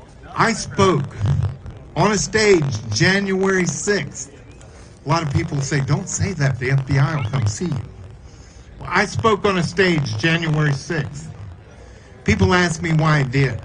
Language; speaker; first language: English; native; English